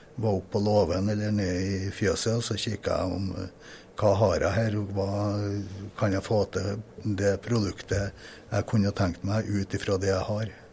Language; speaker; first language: Norwegian; native; Norwegian